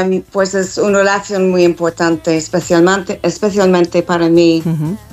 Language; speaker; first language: Spanish; non-native, fluent; English